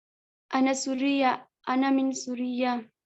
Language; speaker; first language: Arabic; non-native, learner; Urdu